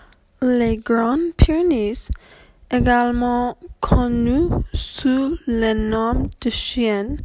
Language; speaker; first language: French; non-native, learner; English